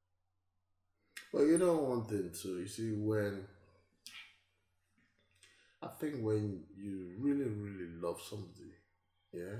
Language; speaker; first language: English; non-native, local second language; Igbo